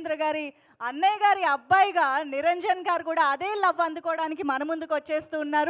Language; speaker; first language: Telugu; native; Telugu